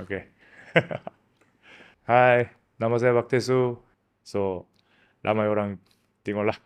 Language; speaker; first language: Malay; non-native, learner; Korean